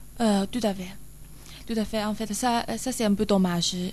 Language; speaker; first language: French; non-native, learner; Chinese